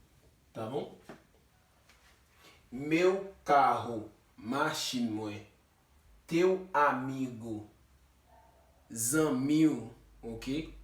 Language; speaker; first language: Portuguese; non-native, fluent; Haitian Creole